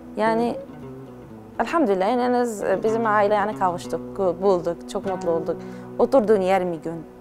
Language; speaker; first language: Turkish; non-native, learner; Arabic